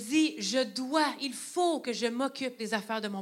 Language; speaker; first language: French; native; French